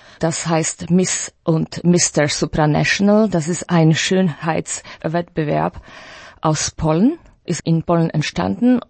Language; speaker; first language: German; non-native, fluent; Slovak